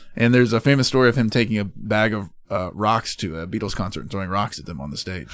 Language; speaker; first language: English; native; English